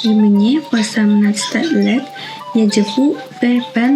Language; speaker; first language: Russian; non-native, learner; Indonesian